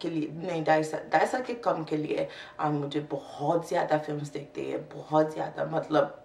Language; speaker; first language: Hindi; non-native, learner; English